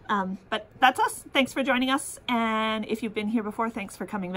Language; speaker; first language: English; native; English